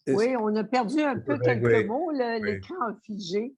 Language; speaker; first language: French; native; French